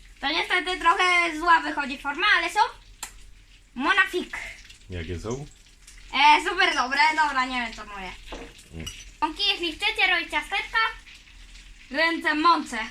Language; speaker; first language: Polish; early bilingual, heritage; Polish